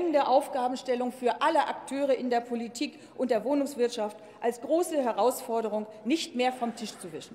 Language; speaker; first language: German; native; German